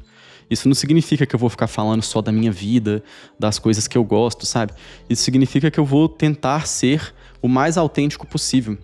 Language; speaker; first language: Portuguese; native; Portuguese